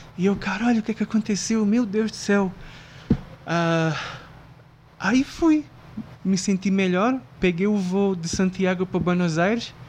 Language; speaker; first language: Portuguese; native; Portuguese